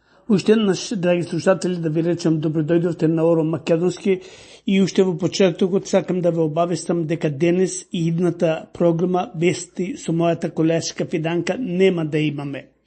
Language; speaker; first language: Macedonian; native; Macedonian